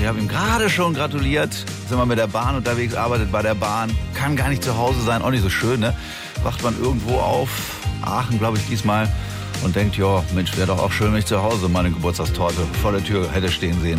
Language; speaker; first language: German; native; German